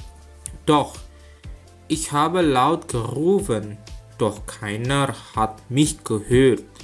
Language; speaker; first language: German; non-native, fluent; Indonesian